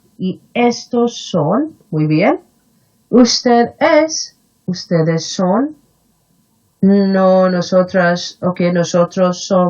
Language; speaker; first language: Spanish; non-native, fluent; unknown